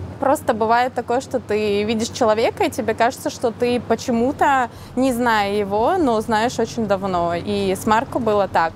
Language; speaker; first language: Russian; native; Russian